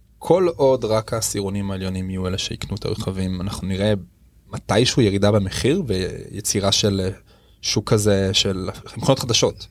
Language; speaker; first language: Hebrew; native; Hebrew